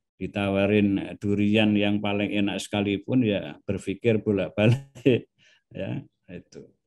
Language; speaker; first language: Indonesian; non-native, local second language; Javanese